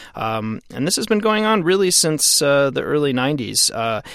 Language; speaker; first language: English; native; English